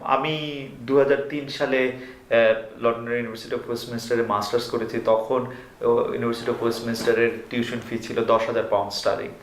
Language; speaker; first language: Bangla; native; Bangla